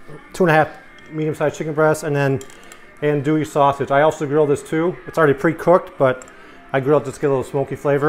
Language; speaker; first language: English; native; English